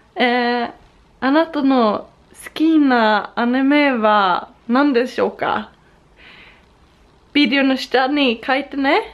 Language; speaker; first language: Japanese; non-native, learner; Swedish